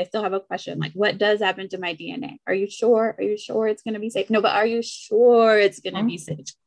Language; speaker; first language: English; early bilingual, other home language; Spanish